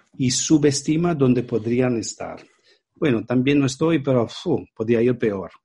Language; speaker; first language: Spanish; non-native, fluent; Italian